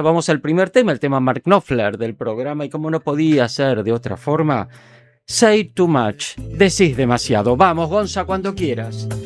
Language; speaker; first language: Spanish; native; Spanish